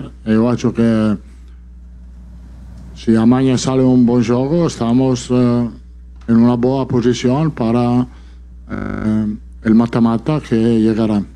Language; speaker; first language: Portuguese; non-native, fluent; Italian